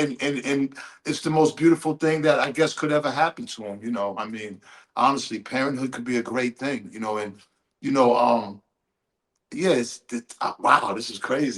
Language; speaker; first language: English; native; English